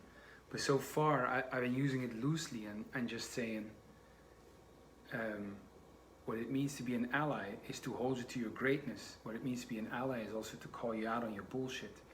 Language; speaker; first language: English; non-native, fluent; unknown